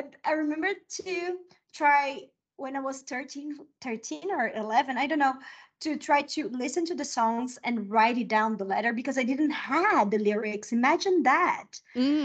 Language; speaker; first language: English; non-native, fluent; Portuguese